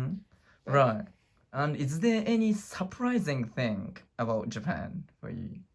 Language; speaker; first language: English; non-native, learner; Japanese